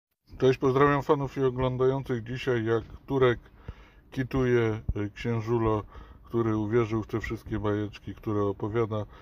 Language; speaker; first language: Polish; native; Polish